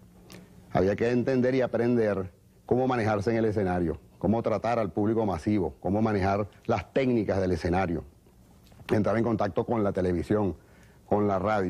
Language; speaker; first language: Spanish; native; Spanish